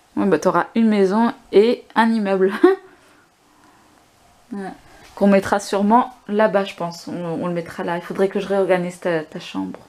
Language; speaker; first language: French; native; French